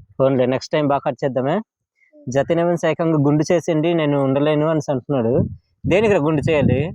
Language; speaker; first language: Telugu; non-native, local second language; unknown